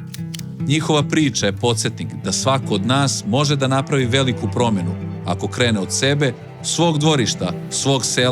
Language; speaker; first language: Croatian; native; Croatian